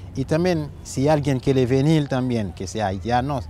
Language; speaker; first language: Spanish; non-native, fluent; Haitian Creole